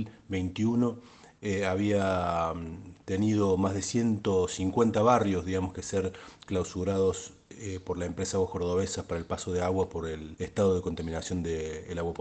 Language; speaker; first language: Spanish; native; Spanish